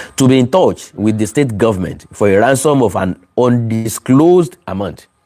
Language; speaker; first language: English; non-native, local second language; Yoruba